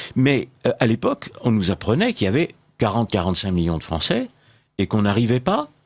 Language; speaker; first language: French; native; French